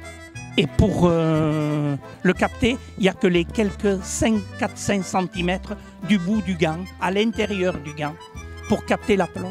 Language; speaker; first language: French; native; French